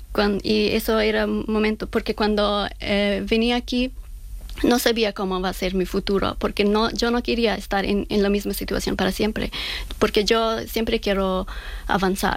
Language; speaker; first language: Spanish; non-native, fluent; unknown